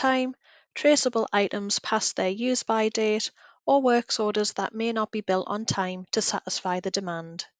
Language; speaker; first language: English; native; English